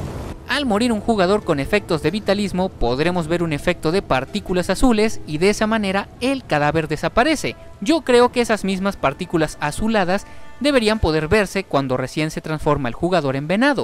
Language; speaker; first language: Spanish; native; Spanish